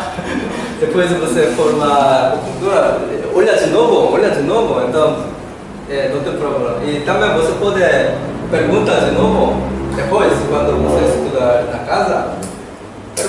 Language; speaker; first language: Portuguese; non-native, learner; Korean